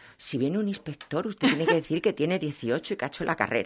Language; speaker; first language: Spanish; non-native, local second language; Catalan